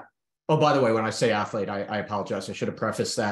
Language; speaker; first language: English; native; English